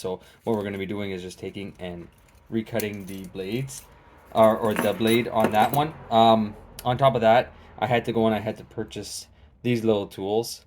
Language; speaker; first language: English; native; English